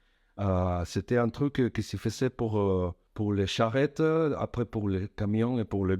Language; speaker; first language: French; non-native, fluent; Spanish